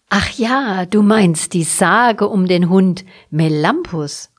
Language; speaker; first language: German; native; German